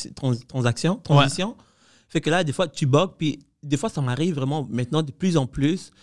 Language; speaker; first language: French; non-native, fluent; Spanish